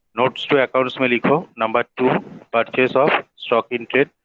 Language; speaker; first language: Hindi; non-native, local second language; Bangla